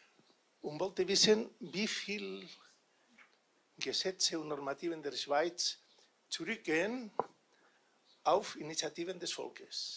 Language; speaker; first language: German; non-native, fluent; Catalan